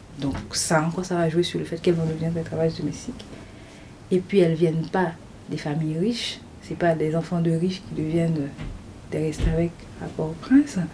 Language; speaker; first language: French; non-native, local second language; Haitian Creole